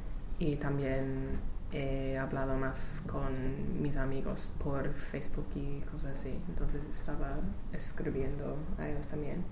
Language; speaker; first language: Spanish; non-native, learner; English